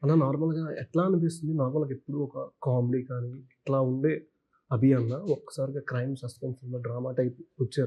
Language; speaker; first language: Telugu; native; Telugu